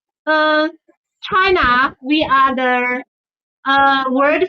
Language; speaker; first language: English; non-native, fluent; Chinese